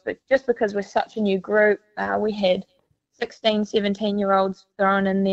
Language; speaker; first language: English; native; English